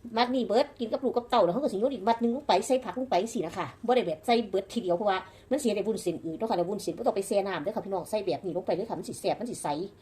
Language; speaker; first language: Thai; native; Thai